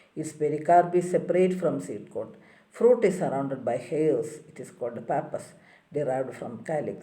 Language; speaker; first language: English; non-native, local second language; Malayalam